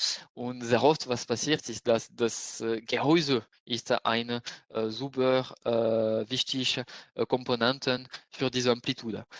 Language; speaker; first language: German; non-native, fluent; French